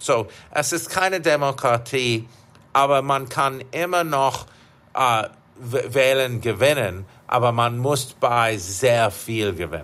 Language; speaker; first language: German; non-native, fluent; English